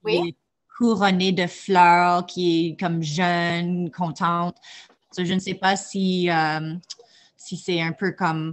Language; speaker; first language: French; non-native, fluent; English